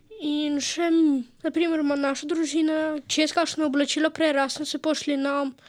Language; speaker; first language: Slovenian; early bilingual, other home language; Ukrainian